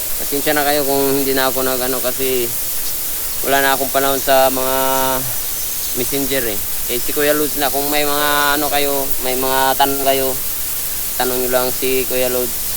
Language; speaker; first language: Filipino; non-native, local second language; Cebuano